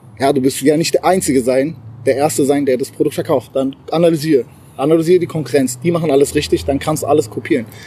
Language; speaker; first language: German; early bilingual, other home language; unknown